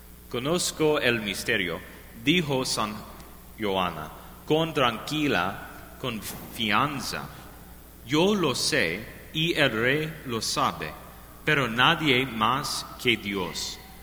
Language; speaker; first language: Spanish; non-native, learner; English